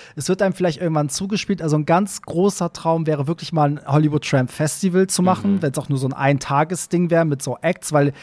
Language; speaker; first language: German; native; German